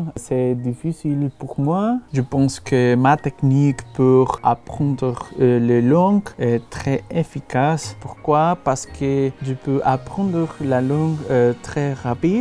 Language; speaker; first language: French; non-native, learner; Spanish